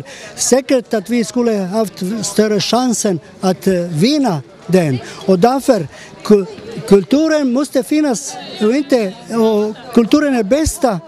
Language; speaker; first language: Swedish; non-native, fluent; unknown